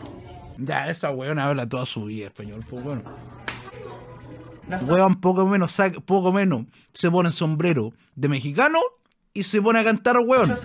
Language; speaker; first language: Spanish; native; Spanish